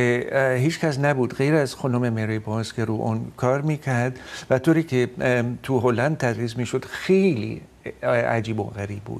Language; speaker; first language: Persian; non-native, fluent; Dutch